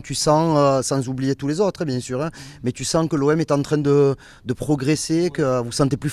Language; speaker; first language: French; native; French